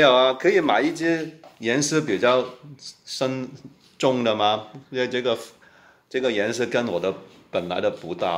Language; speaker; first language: Chinese; non-native, local second language; Cantonese